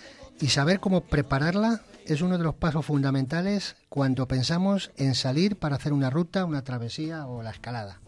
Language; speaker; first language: Spanish; native; Spanish